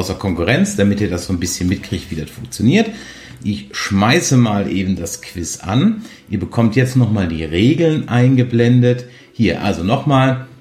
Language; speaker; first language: German; native; German